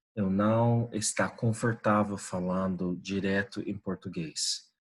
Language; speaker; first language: Portuguese; non-native, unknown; English